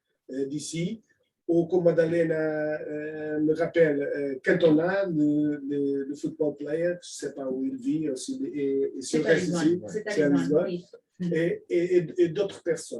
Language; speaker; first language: French; non-native, fluent; Portuguese